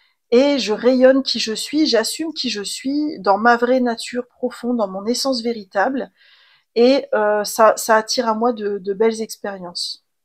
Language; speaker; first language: French; native; French